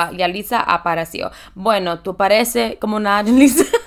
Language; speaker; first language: Spanish; early bilingual, heritage; Spanish